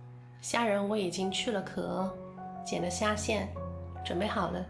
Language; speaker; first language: Chinese; native; Chinese